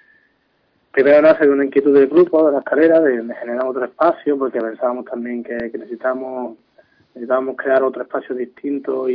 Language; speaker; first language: Spanish; native; Spanish